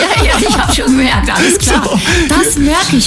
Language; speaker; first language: German; native; German